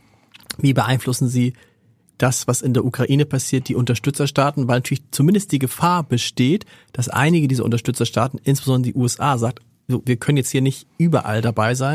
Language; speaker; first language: German; native; German